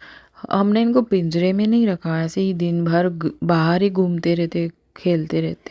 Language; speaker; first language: Hindi; native; Hindi